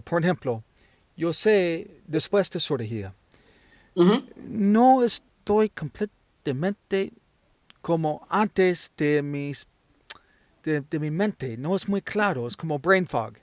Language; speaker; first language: Spanish; non-native, learner; English